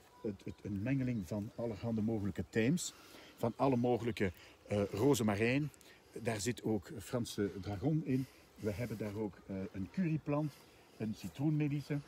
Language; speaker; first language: Dutch; native; Dutch